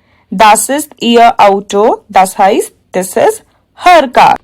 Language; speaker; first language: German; non-native, fluent; Hindi